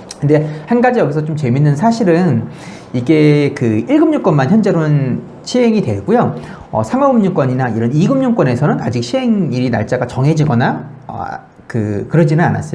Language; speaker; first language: Korean; native; Korean